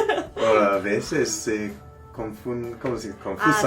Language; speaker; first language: Spanish; non-native, learner; English